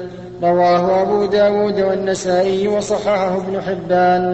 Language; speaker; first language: Arabic; native; Arabic